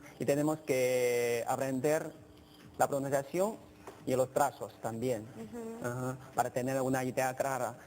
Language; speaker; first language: Spanish; non-native, fluent; Chinese